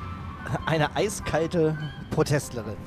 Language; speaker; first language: German; native; German